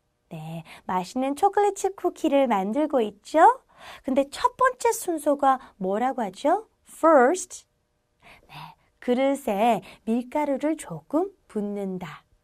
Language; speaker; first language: Korean; native; Korean